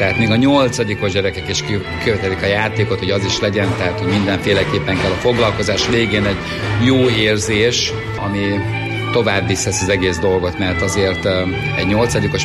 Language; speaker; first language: Hungarian; native; Hungarian